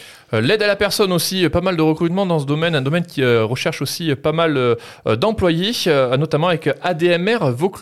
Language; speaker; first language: French; native; French